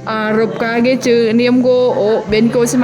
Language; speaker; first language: Japanese; non-native, learner; Vietnamese